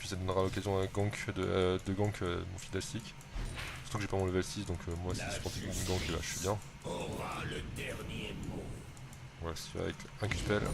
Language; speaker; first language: French; native; French